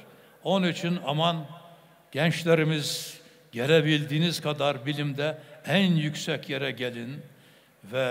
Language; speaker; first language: Turkish; native; Turkish